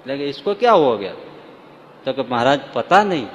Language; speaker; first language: Hindi; non-native, local second language; Gujarati